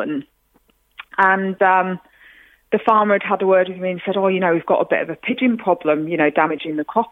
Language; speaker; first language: English; native; English